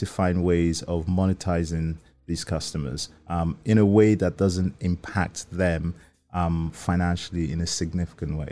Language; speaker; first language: English; non-native, local second language; Yoruba